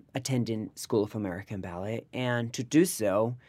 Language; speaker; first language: English; non-native, fluent; Spanish